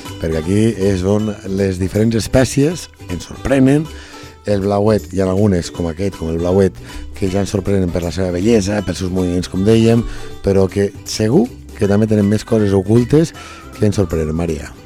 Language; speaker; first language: Catalan; native; Catalan